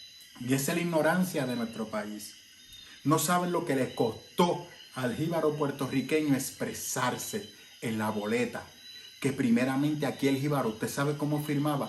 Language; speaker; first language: Spanish; native; Spanish